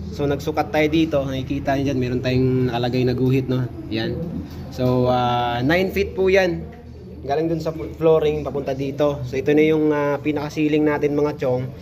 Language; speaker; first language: Filipino; non-native, local second language; Cebuano